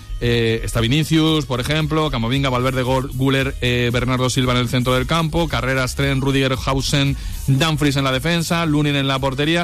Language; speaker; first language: Spanish; native; Spanish